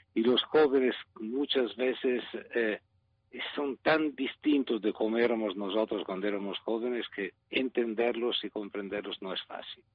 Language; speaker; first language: Spanish; non-native, fluent; Italian